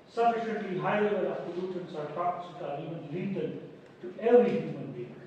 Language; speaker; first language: English; non-native, local second language; Urdu